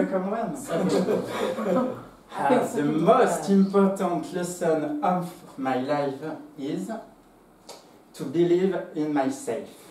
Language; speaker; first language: English; non-native, fluent; French